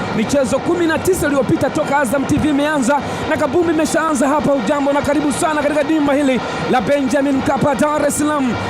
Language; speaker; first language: Swahili; native; Swahili